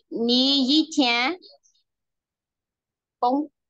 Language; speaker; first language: Chinese; non-native, learner; Burmese